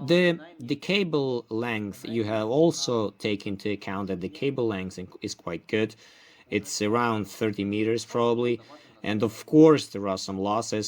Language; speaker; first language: English; non-native, fluent; Ukrainian